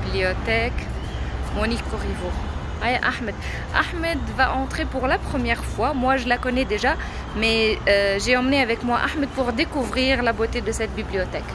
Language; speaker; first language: French; non-native, fluent; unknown